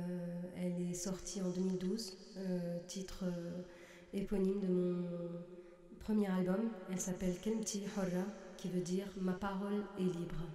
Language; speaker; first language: French; non-native, local second language; Arabic